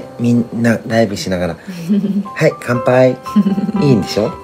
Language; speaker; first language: Japanese; native; Japanese